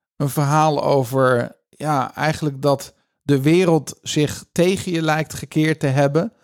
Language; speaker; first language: Dutch; native; Dutch